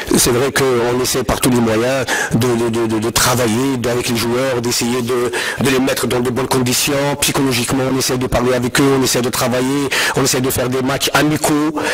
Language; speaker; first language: French; non-native, local second language; Arabic